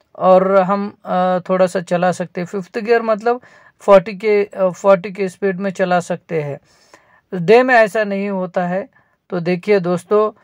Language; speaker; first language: Hindi; non-native, local second language; Marathi